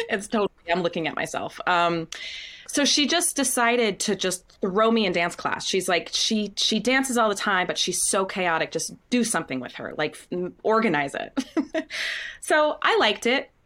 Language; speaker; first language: English; native; English